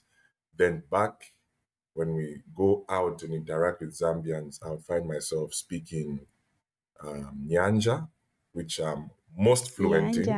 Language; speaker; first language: English; native; English